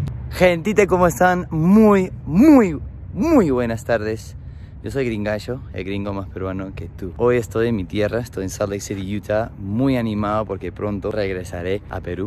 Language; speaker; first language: Spanish; non-native, fluent; English